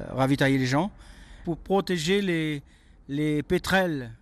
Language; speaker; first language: French; non-native, local second language; Réunion Creole French